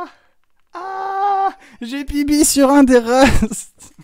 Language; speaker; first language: French; native; French